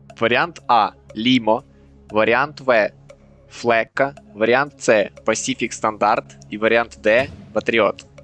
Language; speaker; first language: Ukrainian; native; Ukrainian